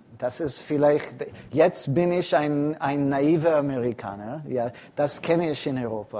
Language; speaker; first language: German; non-native, fluent; English